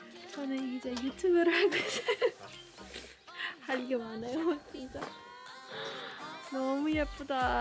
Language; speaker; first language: Korean; non-native, fluent; Persian